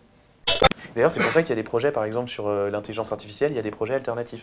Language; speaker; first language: French; native; French